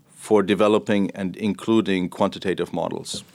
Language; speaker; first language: English; non-native, fluent; German